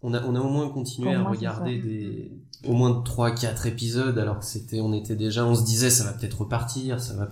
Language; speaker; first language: French; native; French